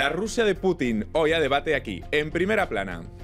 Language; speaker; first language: Spanish; native; Spanish